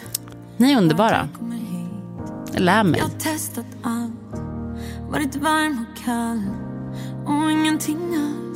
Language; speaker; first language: Swedish; native; Swedish